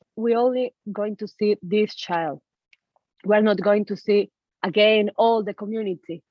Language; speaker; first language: English; non-native, learner; Spanish